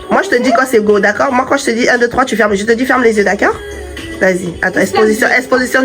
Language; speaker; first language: French; native; French